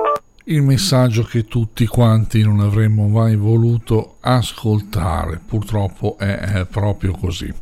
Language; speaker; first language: Italian; native; Italian